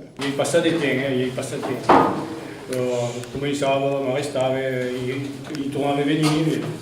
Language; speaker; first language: Occitan; native; Occitan